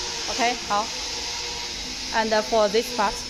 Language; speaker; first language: English; non-native, learner; Chinese